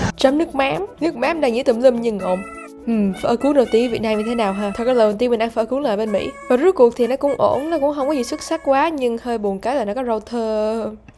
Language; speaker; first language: Vietnamese; early bilingual, heritage; Vietnamese